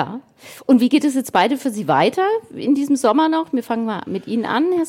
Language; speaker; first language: German; native; German